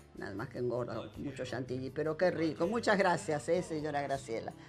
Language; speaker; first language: Spanish; native; Spanish